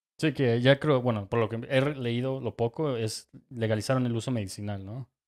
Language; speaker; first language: Spanish; native; Spanish